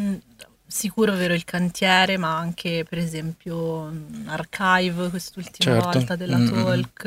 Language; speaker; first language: Italian; early bilingual, other home language; Spanish